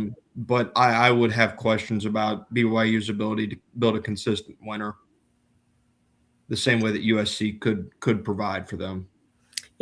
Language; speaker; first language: English; native; English